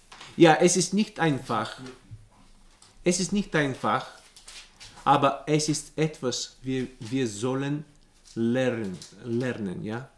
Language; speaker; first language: German; non-native, learner; Bulgarian